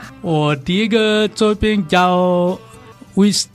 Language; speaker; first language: Chinese; non-native, learner; Balinese